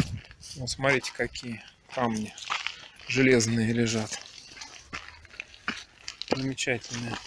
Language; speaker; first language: Russian; native; Russian